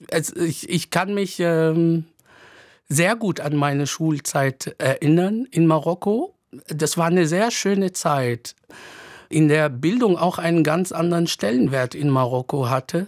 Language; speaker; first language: German; non-native, fluent; Arabic